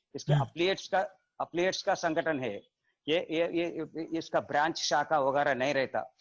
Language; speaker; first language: Hindi; non-native, local second language; Telugu